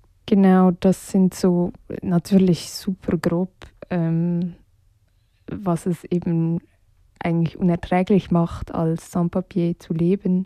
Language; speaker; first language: German; native; German